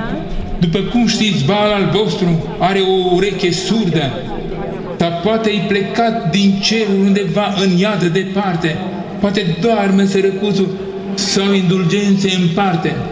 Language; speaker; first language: Romanian; native; Romanian